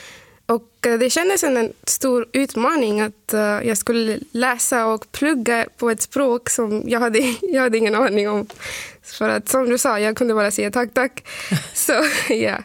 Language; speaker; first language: Swedish; non-native, fluent; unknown